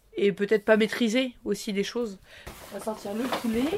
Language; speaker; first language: French; native; French